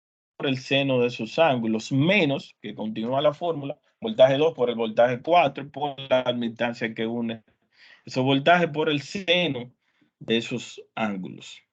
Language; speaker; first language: Spanish; native; Spanish